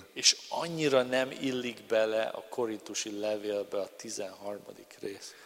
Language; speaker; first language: Hungarian; non-native, learner; English